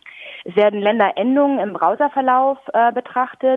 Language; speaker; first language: German; native; German